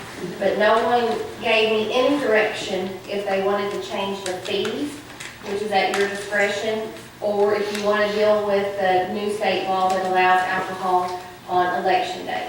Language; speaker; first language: English; native; English